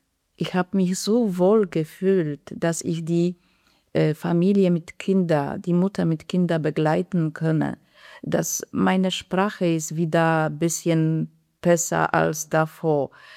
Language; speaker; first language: German; non-native, fluent; Polish